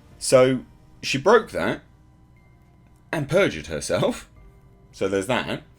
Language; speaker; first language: English; native; English